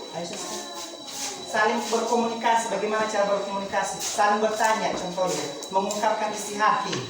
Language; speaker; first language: Indonesian; non-native, local second language; Nias